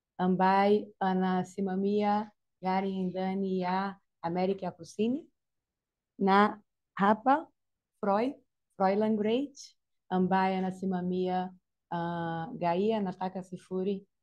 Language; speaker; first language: Swahili; non-native, fluent; Portuguese